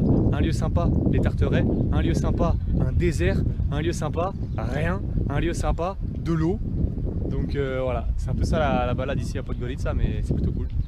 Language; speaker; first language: French; native; French